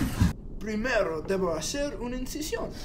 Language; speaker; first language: Spanish; non-native, learner; English